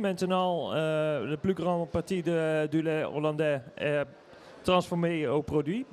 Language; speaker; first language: French; non-native, learner; Dutch